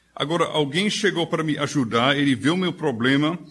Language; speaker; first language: Portuguese; non-native, fluent; English